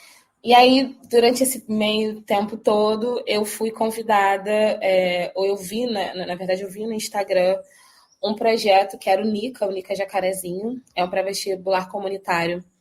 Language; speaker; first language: Portuguese; native; Portuguese